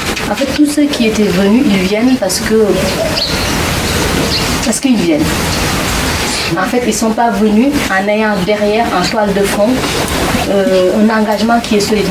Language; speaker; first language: French; non-native, local second language; Wolof